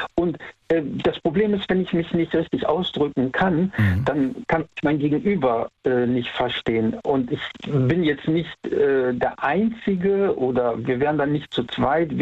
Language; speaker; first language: German; native; German